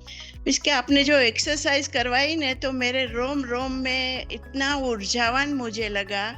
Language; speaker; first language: Hindi; non-native, local second language; Gujarati